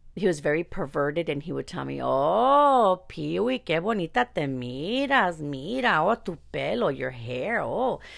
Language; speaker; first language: English; early bilingual, other home language; Spanish